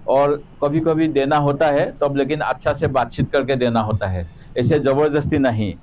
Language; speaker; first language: Hindi; non-native, local second language; Assamese